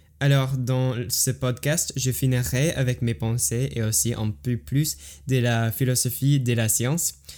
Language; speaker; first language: French; non-native, learner; English